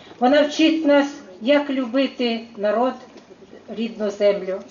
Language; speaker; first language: Ukrainian; native; Ukrainian